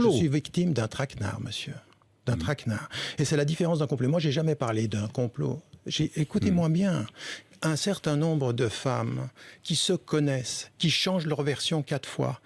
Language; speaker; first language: French; early bilingual, other home language; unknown